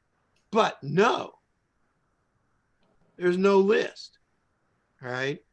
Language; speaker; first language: English; native; English